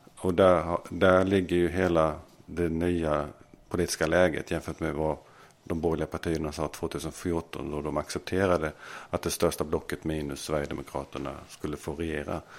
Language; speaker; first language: Swedish; native; Swedish